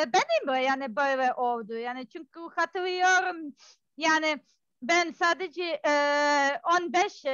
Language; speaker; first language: Turkish; non-native, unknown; Serbian